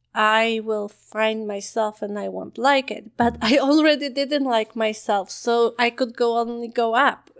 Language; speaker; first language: English; non-native, fluent; Polish